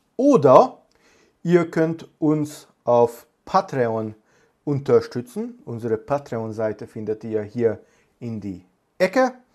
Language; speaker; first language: German; non-native, fluent; Hungarian